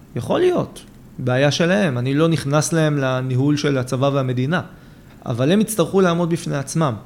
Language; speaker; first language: Hebrew; native; Hebrew